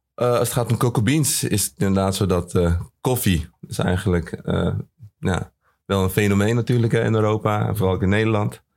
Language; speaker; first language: Dutch; early bilingual, other home language; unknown